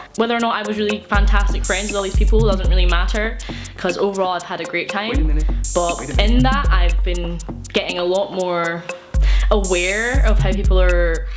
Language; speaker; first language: English; native; English